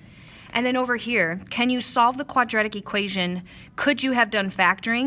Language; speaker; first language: English; native; English